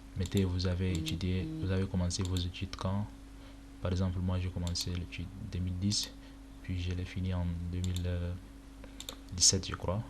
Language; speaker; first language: French; non-native, local second language; Arabic